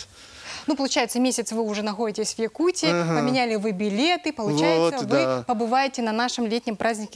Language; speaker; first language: Russian; native; Russian